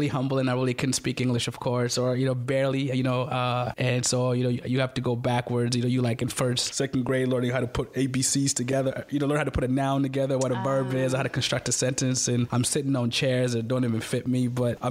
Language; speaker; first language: English; non-native, local second language; Ganda